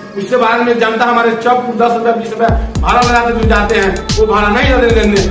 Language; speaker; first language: Hindi; non-native, local second language; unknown